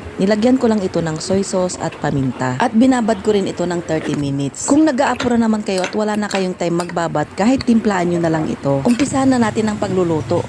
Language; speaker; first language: Filipino; non-native, local second language; Iloko